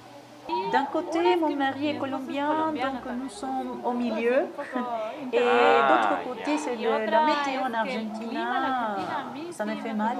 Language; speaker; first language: French; non-native, fluent; Spanish